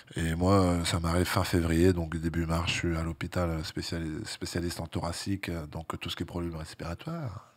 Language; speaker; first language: French; native; French